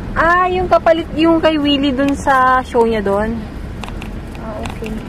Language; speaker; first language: Filipino; native; Filipino